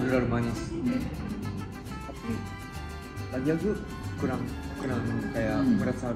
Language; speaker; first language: Indonesian; non-native, fluent; Japanese